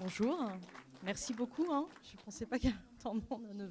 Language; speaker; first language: French; native; French